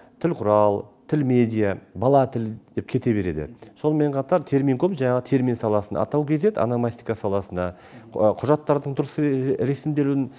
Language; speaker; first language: Kazakh; native; Kazakh